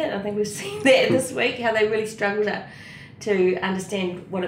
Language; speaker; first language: English; native; English